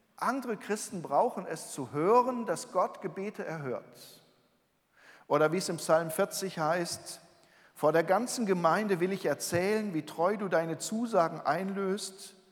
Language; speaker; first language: German; native; German